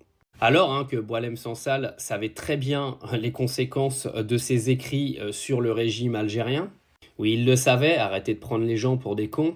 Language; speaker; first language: French; native; French